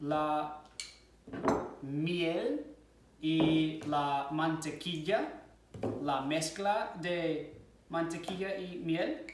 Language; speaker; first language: Spanish; non-native, fluent; English